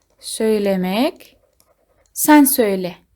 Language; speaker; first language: Turkish; non-native, fluent; Kazakh